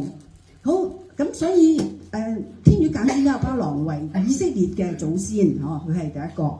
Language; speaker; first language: Cantonese; native; Cantonese